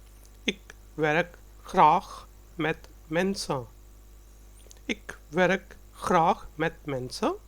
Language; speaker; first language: Dutch; non-native, fluent; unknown